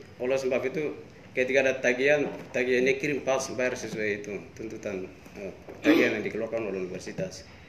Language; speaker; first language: Indonesian; non-native, local second language; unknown